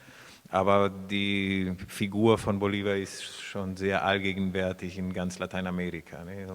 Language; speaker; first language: German; non-native, fluent; Spanish